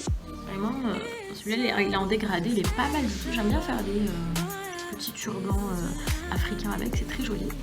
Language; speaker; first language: French; native; French